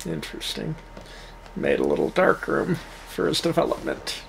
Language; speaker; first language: English; native; English